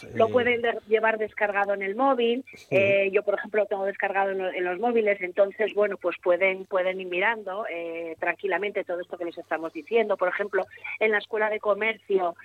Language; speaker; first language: Spanish; native; Spanish